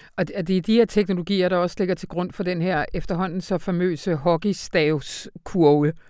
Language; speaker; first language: Danish; native; Danish